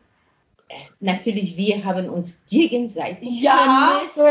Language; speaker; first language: German; non-native, fluent; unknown